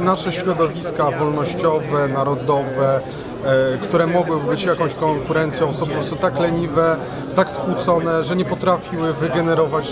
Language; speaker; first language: Polish; native; Polish